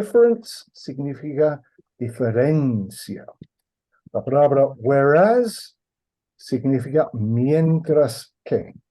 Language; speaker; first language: Spanish; non-native, fluent; English